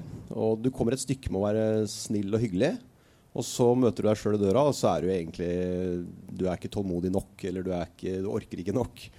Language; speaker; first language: Norwegian; native; Norwegian